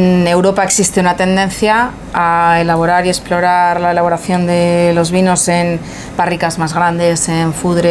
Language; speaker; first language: Spanish; native; Spanish